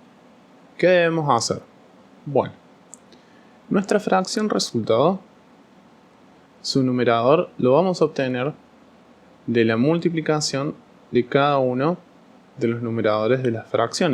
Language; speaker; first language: Spanish; native; Spanish